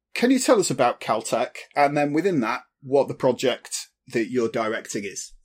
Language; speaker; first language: English; native; English